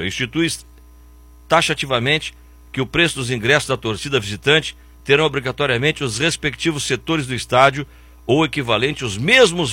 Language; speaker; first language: Portuguese; native; Portuguese